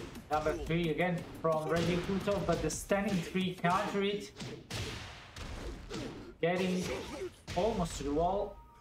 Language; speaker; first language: English; non-native, fluent; Italian